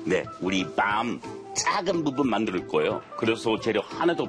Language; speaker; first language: Korean; non-native, learner; English